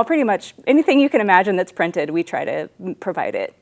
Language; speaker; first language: English; native; English